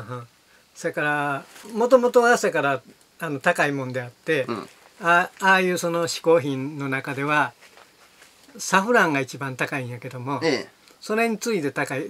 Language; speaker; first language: Japanese; native; Japanese